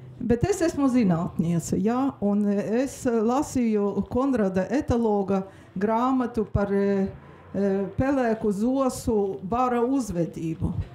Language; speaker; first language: Latvian; non-native, local second language; Russian